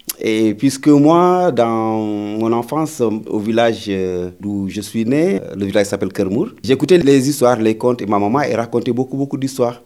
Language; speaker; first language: French; non-native, local second language; Wolof